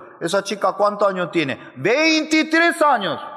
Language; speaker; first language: Spanish; non-native, fluent; Korean